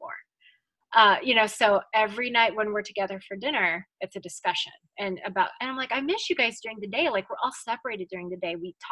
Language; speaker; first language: English; early bilingual, other home language; Filipino